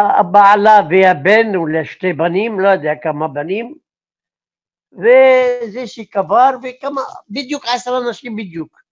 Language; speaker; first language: Hebrew; non-native, learner; Arabic